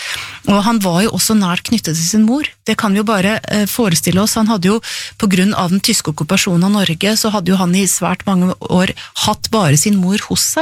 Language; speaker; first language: Norwegian; native; Norwegian